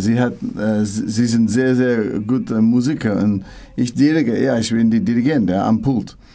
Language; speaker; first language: German; non-native, learner; English